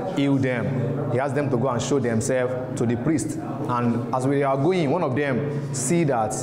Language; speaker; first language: English; non-native, local second language; Yoruba